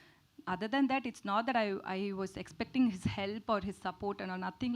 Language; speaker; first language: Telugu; non-native, learner; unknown